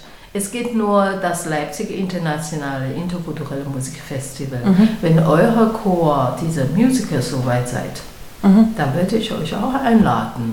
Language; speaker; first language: German; non-native, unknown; Chinese